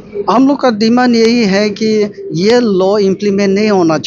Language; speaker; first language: Hindi; non-native, local second language; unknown